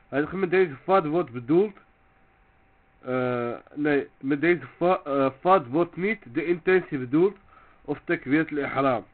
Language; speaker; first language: Dutch; early bilingual, other home language; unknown